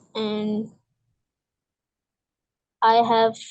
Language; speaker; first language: English; non-native, learner; Malayalam